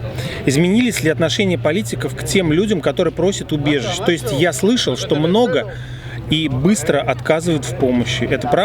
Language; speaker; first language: Russian; native; Russian